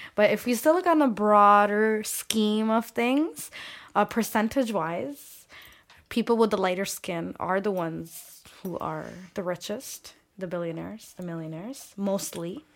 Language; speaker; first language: English; early bilingual, other home language; Bangla